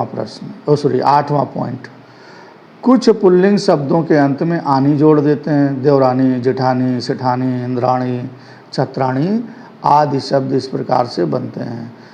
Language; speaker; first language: Hindi; native; Hindi